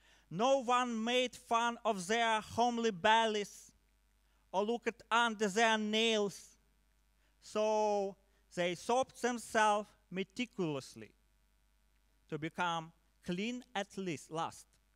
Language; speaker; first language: English; non-native, learner; Ukrainian